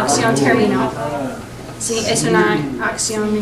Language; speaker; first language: Spanish; non-native, fluent; English